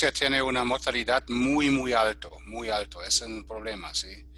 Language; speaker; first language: Spanish; non-native, fluent; German